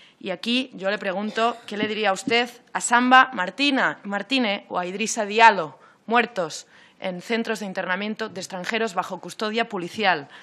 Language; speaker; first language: Spanish; non-native, local second language; Catalan